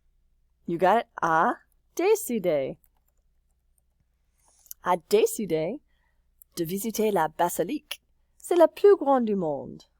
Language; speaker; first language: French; non-native, fluent; English